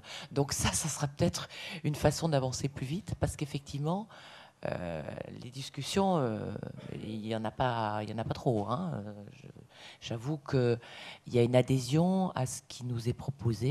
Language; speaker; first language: French; native; French